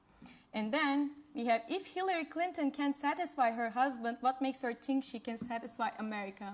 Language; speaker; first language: English; non-native, fluent; Turkish